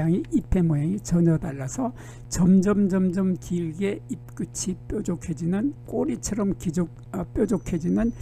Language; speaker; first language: Korean; native; Korean